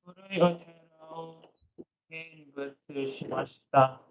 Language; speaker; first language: Japanese; non-native, learner; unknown